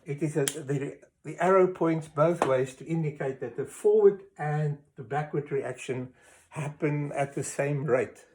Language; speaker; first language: English; non-native, local second language; Afrikaans